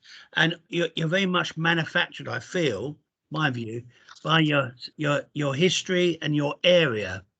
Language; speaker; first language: English; native; English